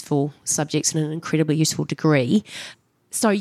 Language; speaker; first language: English; native; English